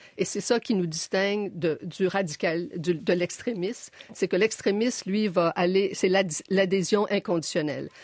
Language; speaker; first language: French; native; French